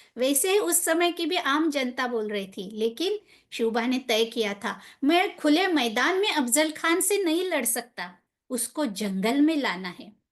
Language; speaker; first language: Hindi; non-native, local second language; Marathi